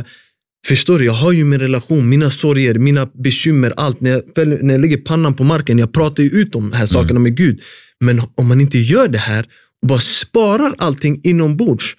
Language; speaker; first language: Swedish; early bilingual, other home language; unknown